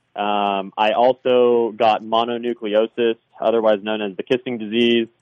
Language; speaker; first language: English; native; English